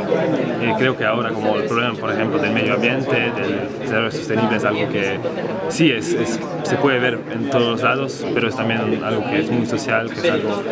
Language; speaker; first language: Spanish; non-native, fluent; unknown